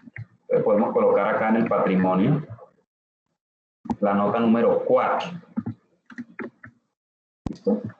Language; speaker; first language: Spanish; native; Spanish